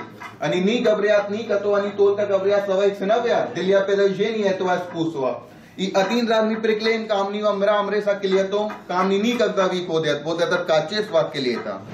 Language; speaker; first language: Russian; non-native, learner; Hindi